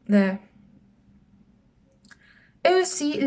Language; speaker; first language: French; non-native, learner; Spanish